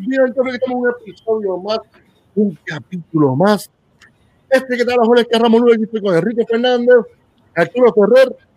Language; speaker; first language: Spanish; native; Spanish